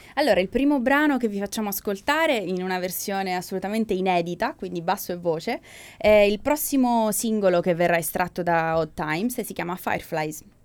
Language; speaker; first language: Italian; native; Italian